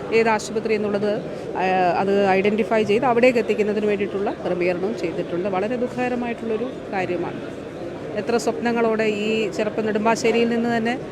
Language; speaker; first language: Malayalam; native; Malayalam